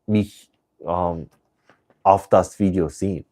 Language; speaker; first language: German; non-native, learner; English